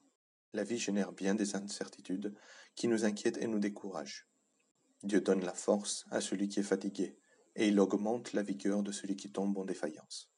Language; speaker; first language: French; native; French